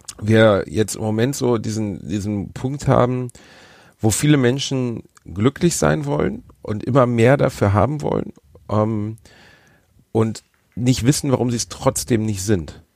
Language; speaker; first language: German; native; German